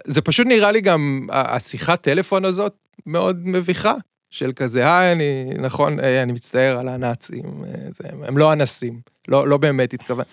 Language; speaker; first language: Hebrew; native; Hebrew